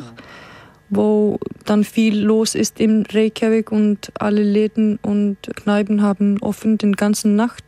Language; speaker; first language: German; non-native, fluent; Icelandic